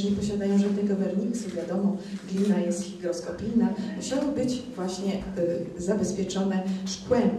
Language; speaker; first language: Polish; native; Polish